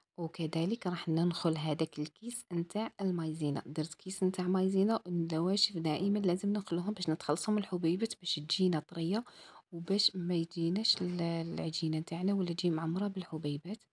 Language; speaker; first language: Arabic; native; Arabic